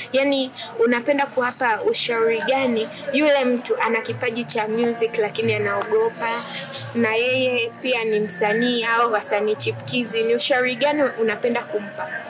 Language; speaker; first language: Swahili; native; Swahili